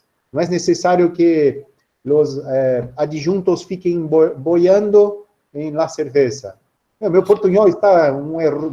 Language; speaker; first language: Spanish; non-native, learner; Portuguese